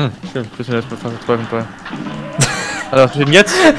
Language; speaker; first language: German; native; German